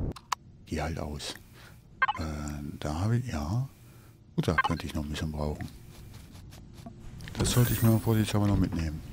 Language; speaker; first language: German; native; German